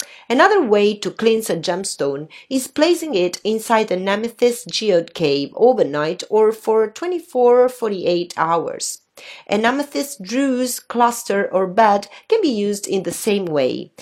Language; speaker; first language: English; non-native, fluent; Italian